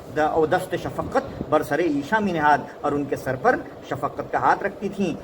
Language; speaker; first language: Urdu; native; Urdu